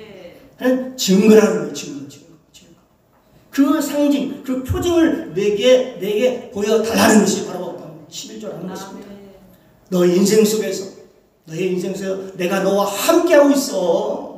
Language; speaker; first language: Korean; native; Korean